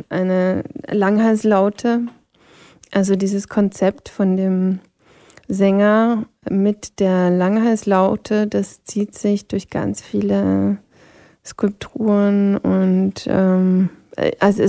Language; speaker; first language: German; non-native, local second language; Polish